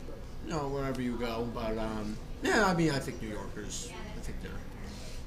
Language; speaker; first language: English; native; English